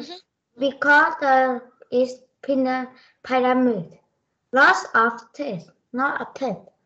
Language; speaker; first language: English; non-native, learner; Vietnamese